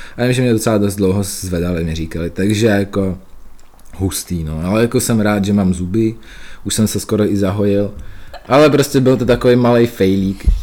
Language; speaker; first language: Czech; early bilingual, other home language; Russian